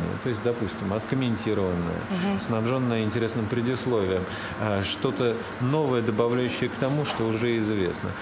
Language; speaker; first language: Russian; native; Russian